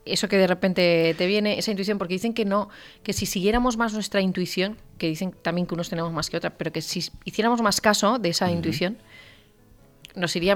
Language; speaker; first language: Spanish; native; Spanish